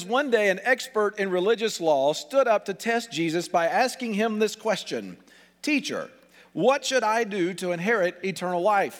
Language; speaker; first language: English; native; English